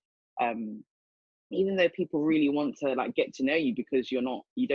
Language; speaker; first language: English; native; English